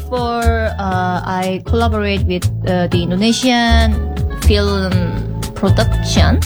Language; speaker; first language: English; non-native, learner; Korean